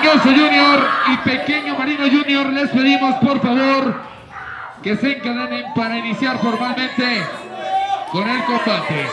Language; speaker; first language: Spanish; native; Spanish